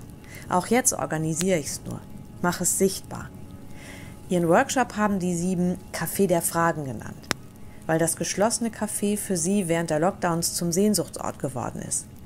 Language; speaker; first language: German; native; German